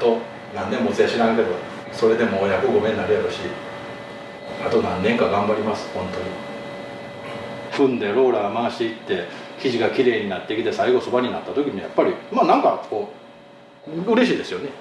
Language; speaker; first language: Japanese; native; Japanese